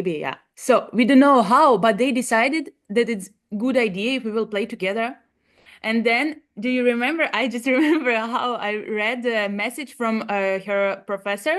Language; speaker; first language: English; non-native, learner; Russian